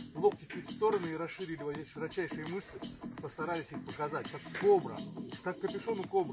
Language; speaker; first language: Russian; native; Russian